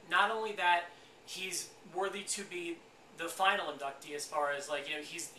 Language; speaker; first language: English; native; English